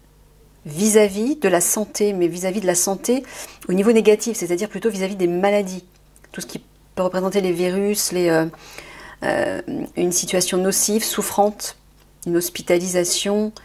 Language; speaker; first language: French; native; French